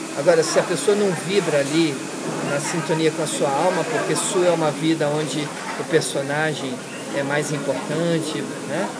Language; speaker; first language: Portuguese; early bilingual, heritage; Portuguese